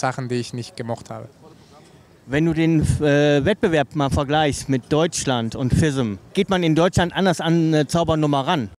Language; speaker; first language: German; native; German